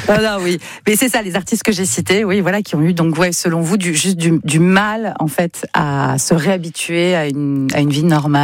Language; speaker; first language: French; native; French